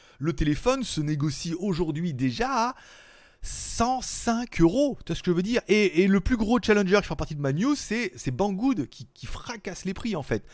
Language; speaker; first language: French; native; French